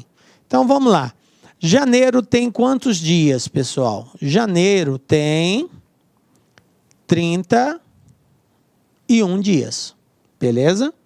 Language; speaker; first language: Portuguese; native; Portuguese